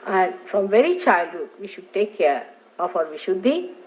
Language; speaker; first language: English; non-native, local second language; Marathi